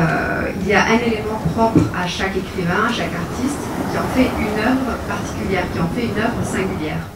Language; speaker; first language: French; native; French